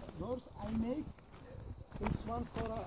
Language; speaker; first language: English; non-native, learner; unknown